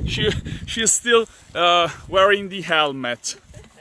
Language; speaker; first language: English; non-native, fluent; Italian